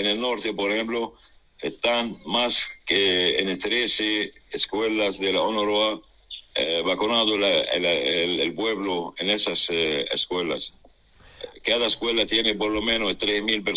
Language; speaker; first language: Spanish; non-native, fluent; Arabic